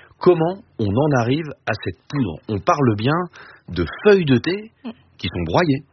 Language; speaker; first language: French; native; French